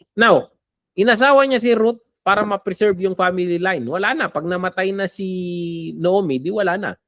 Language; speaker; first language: Filipino; non-native, local second language; Iloko